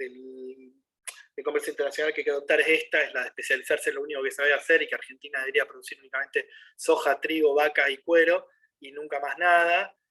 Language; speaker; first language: Spanish; native; Spanish